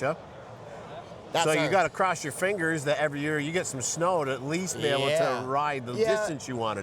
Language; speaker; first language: English; native; English